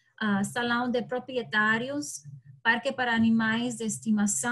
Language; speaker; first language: Portuguese; non-native, learner; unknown